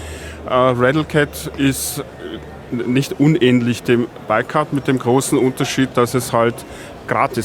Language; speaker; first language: German; native; German